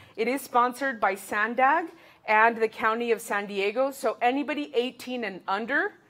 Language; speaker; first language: English; early bilingual, other home language; Spanish